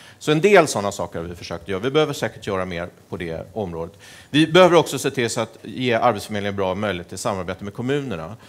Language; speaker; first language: Swedish; native; Swedish